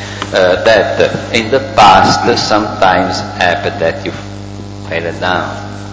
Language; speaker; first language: English; non-native, fluent; Italian